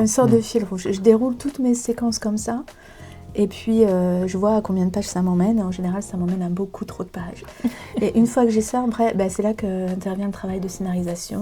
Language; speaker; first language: French; native; French